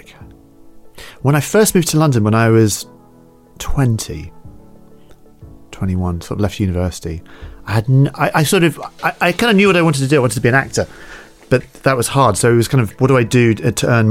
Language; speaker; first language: English; native; English